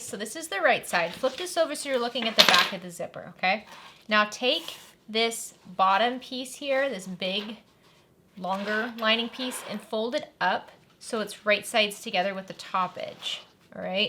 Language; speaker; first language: English; native; English